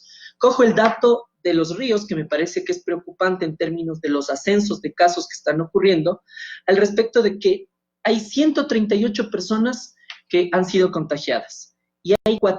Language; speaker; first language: Spanish; native; Spanish